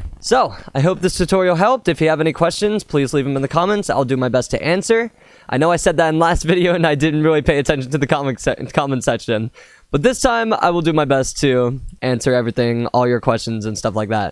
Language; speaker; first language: English; native; English